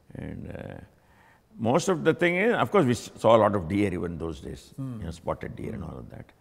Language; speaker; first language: English; non-native, local second language; Tamil